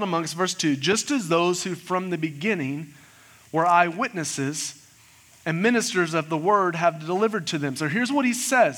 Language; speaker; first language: English; native; English